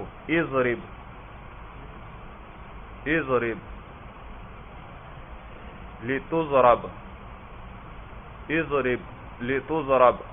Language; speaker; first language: Arabic; non-native, fluent; Urdu